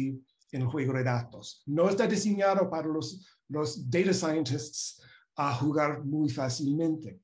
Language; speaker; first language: Spanish; non-native, fluent; English